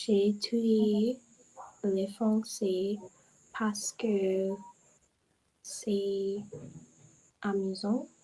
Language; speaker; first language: French; non-native, learner; English